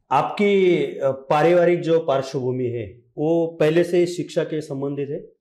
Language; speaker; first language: Hindi; non-native, local second language; Marathi